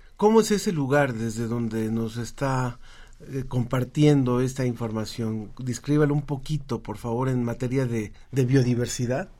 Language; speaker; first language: Spanish; native; Spanish